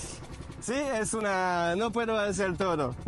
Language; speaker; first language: Spanish; non-native, learner; French